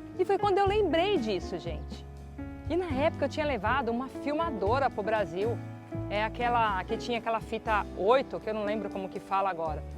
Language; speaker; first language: Portuguese; native; Portuguese